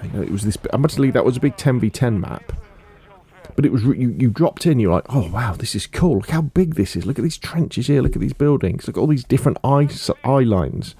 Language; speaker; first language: English; native; English